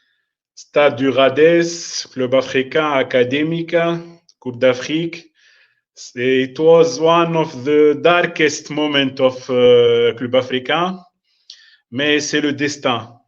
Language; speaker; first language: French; non-native, local second language; Arabic